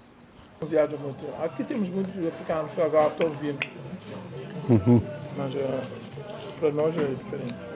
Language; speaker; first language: Portuguese; non-native, local second language; Kabuverdianu